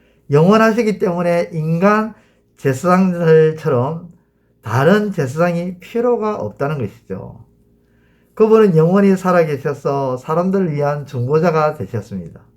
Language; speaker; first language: Korean; native; Korean